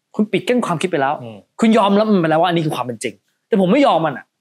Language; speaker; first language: Thai; early bilingual, heritage; Cantonese